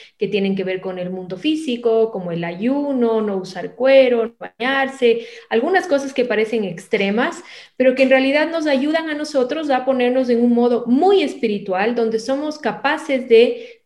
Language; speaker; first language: Spanish; native; Spanish